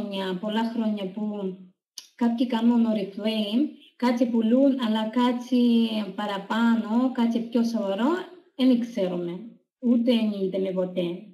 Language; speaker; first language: Greek; non-native, learner; Russian